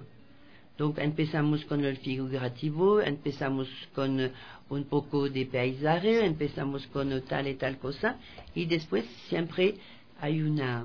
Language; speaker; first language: Spanish; non-native, fluent; French